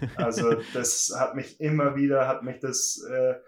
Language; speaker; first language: German; native; German